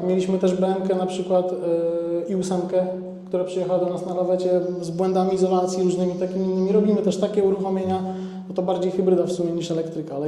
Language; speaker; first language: Polish; native; Polish